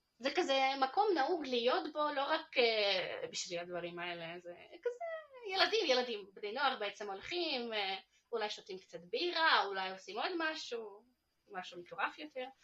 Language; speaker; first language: Hebrew; early bilingual, other home language; Russian